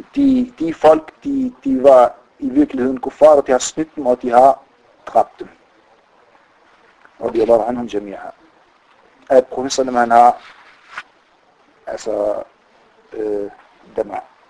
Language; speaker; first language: Danish; non-native, fluent; Arabic